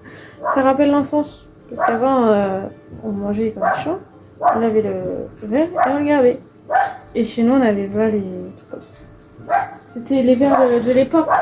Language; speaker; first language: French; native; French